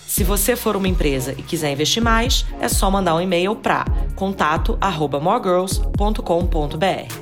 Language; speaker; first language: Portuguese; native; Portuguese